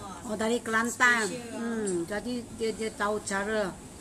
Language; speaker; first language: Malay; non-native, local second language; Chinese